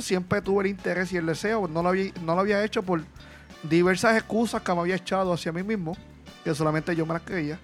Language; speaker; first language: Spanish; native; Spanish